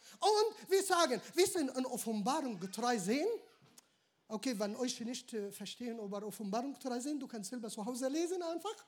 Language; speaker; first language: German; non-native, learner; Arabic